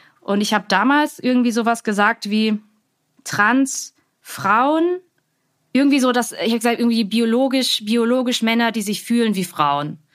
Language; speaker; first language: German; early bilingual, other home language; Vietnamese